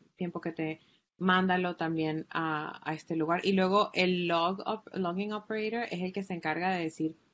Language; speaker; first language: Spanish; native; Spanish